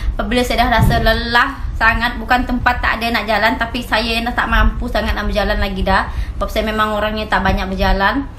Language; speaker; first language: Malay; native; Malay